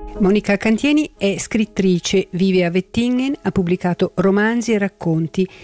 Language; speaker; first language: Italian; native; Italian